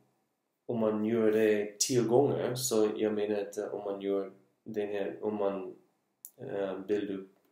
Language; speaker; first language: Swedish; non-native, learner; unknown